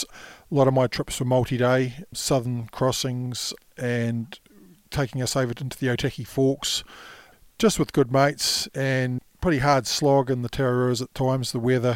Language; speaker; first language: English; native; English